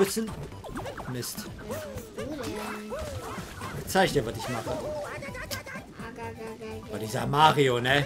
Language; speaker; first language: German; native; German